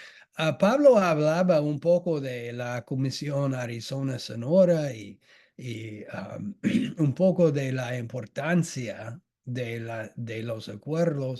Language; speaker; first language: Spanish; non-native, fluent; English